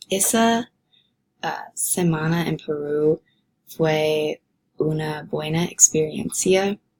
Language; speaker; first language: Spanish; non-native, learner; English